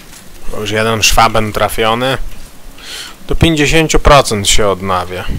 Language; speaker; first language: Polish; native; Polish